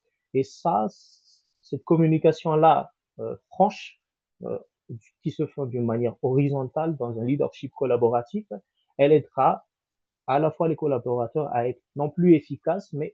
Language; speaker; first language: French; non-native, local second language; Malagasy